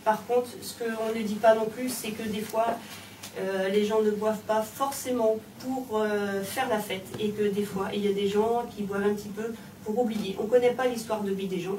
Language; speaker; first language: French; native; French